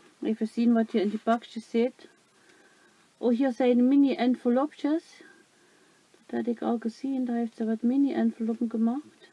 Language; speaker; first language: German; non-native, learner; Dutch